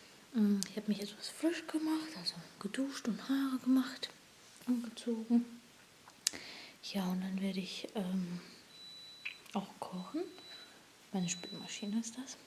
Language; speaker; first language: German; native; German